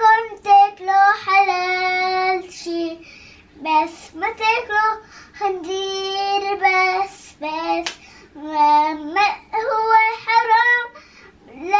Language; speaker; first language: Arabic; early bilingual, heritage; Arabic